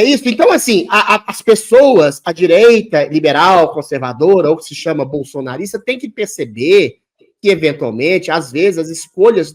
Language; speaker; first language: Portuguese; native; Portuguese